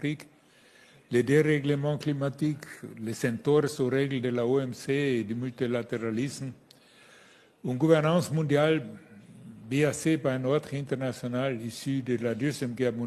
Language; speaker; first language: French; non-native, fluent; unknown